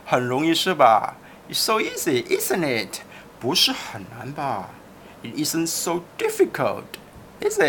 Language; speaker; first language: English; non-native, local second language; Chinese